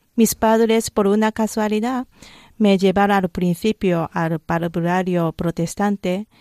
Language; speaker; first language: Spanish; non-native, fluent; Japanese